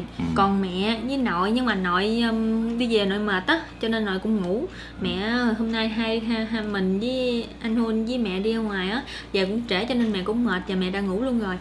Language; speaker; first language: Vietnamese; native; Vietnamese